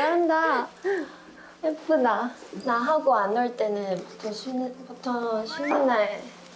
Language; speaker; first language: Korean; non-native, fluent; Chinese